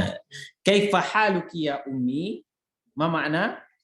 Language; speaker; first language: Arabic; non-native, fluent; Indonesian